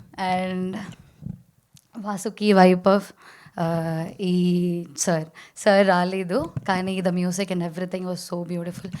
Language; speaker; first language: Telugu; non-native, learner; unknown